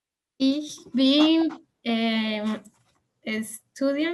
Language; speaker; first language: German; non-native, learner; Spanish